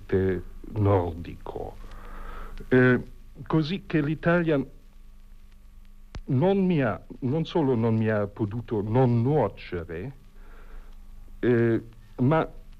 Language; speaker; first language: Italian; non-native, fluent; German